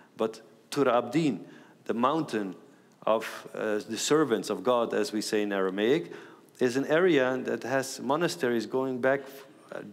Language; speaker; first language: English; non-native, fluent; Aramaic